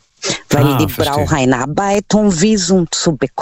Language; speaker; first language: German; non-native, fluent; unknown